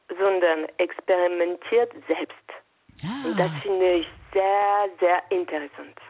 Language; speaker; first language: German; non-native, local second language; French